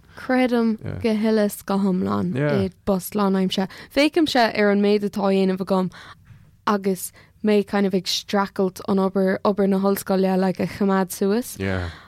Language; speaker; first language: Irish; non-native, local second language; English